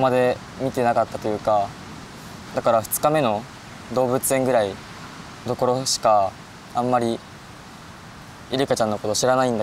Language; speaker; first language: Japanese; native; Japanese